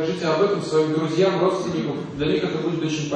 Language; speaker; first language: Russian; native; Russian